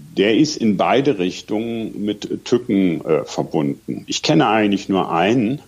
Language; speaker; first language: German; native; German